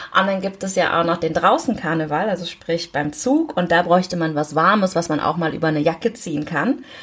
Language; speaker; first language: German; early bilingual, other home language; Korean